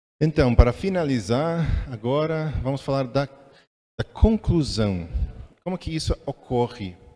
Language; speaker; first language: Portuguese; non-native, fluent; English